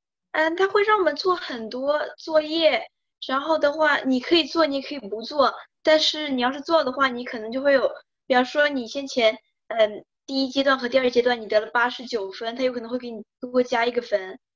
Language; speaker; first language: Chinese; early bilingual, other home language; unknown